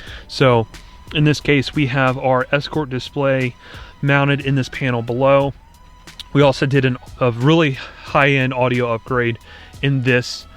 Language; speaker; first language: English; native; English